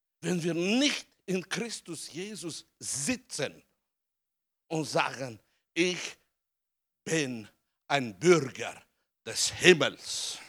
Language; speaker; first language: German; non-native, fluent; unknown